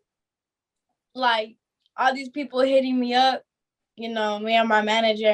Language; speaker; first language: English; native; English